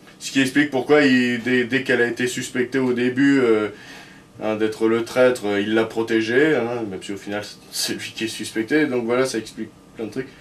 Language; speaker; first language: French; native; French